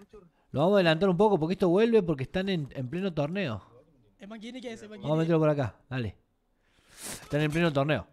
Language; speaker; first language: Spanish; native; Spanish